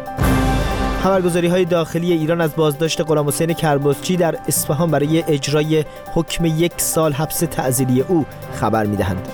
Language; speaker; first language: Persian; native; Persian